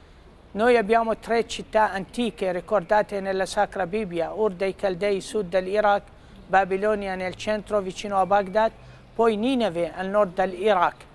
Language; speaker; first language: Italian; non-native, fluent; Arabic